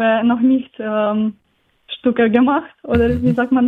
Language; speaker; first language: German; non-native, learner; Slovenian